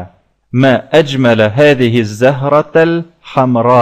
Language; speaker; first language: Arabic; non-native, fluent; Russian